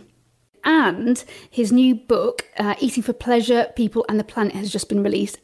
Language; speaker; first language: English; native; English